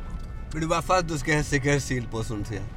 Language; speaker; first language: Danish; non-native, fluent; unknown